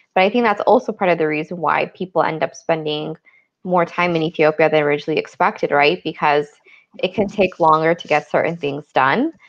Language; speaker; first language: English; native; English